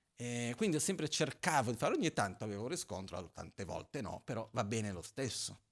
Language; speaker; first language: Italian; non-native, fluent; Portuguese